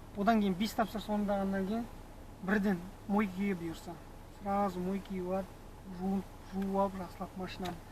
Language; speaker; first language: Kazakh; native; Kazakh